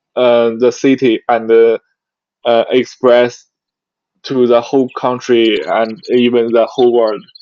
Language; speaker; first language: English; non-native, learner; Chinese